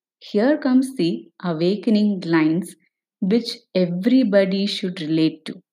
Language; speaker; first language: English; non-native, local second language; Tamil